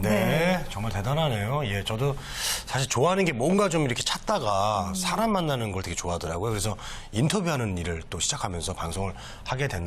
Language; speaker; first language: Korean; native; Korean